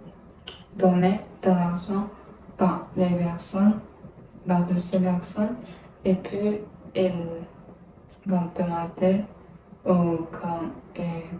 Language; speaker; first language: French; non-native, learner; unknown